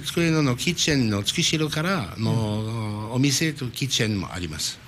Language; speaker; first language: Japanese; non-native, learner; French